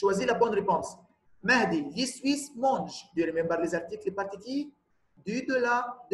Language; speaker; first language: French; non-native, fluent; Arabic